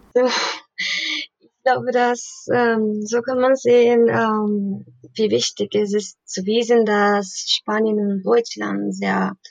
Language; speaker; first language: German; non-native, fluent; Spanish